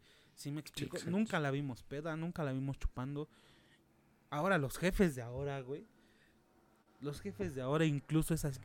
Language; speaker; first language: Spanish; native; Spanish